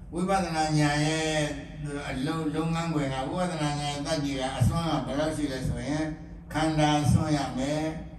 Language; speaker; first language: Burmese; native; Burmese